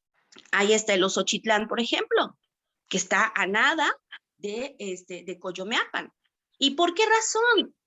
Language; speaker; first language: Spanish; native; Spanish